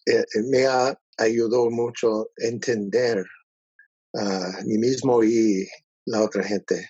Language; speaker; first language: Spanish; non-native, learner; English